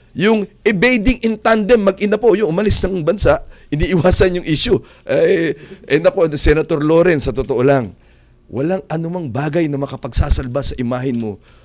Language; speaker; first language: Filipino; native; Filipino